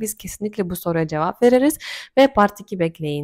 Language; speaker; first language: Turkish; non-native, fluent; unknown